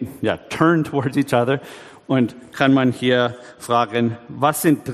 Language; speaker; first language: German; early bilingual, heritage; German